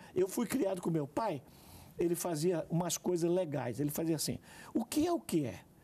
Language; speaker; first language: Portuguese; native; Portuguese